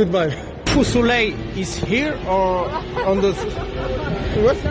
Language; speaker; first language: English; non-native, learner; French